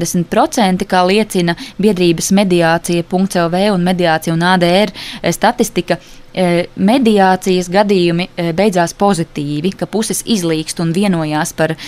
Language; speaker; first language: Latvian; native; Latvian